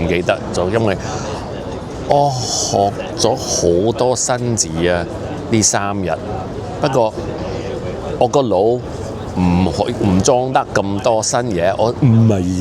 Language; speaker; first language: Cantonese; early bilingual, heritage; English